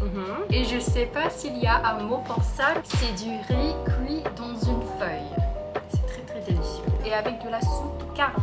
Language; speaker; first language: French; early bilingual, heritage; Cantonese